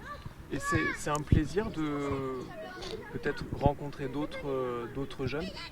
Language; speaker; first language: French; native; French